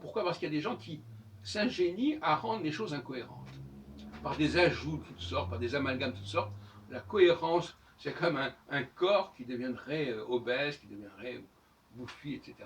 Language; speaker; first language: French; native; French